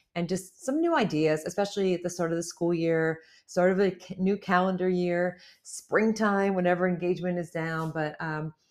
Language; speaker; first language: English; native; English